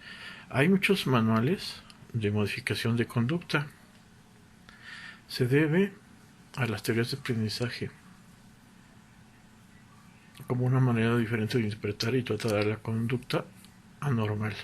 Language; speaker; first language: Spanish; native; Spanish